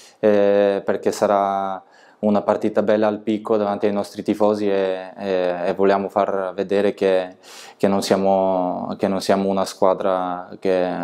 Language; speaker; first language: Italian; non-native, fluent; Bulgarian